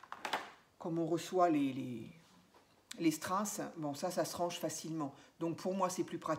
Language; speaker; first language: French; native; French